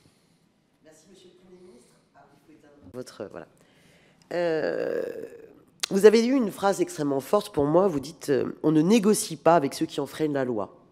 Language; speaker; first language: French; native; French